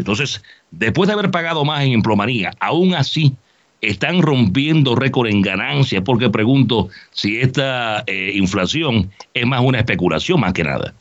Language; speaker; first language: Spanish; native; Spanish